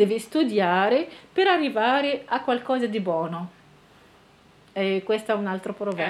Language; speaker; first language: Italian; non-native, learner; Arabic